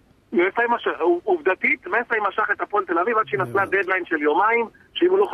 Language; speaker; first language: Hebrew; native; Hebrew